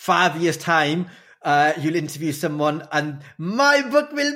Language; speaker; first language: English; native; English